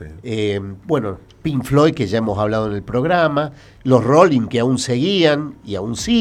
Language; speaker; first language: Spanish; native; Spanish